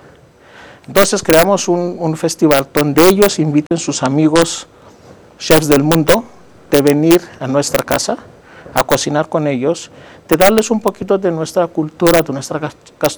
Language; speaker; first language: Spanish; non-native, fluent; Greek